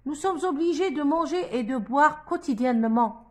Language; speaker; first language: French; non-native, local second language; Arabic